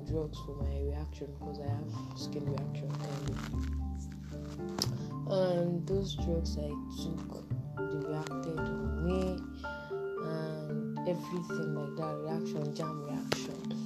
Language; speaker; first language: English; non-native, local second language; Yoruba